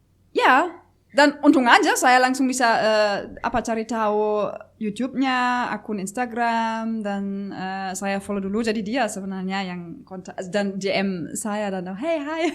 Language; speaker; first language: Indonesian; non-native, fluent; German